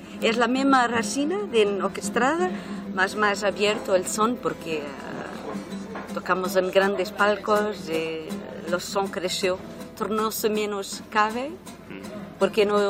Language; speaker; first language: Spanish; non-native, learner; Portuguese